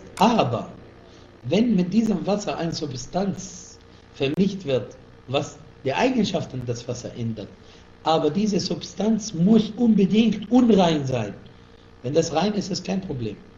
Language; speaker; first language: German; non-native, fluent; Arabic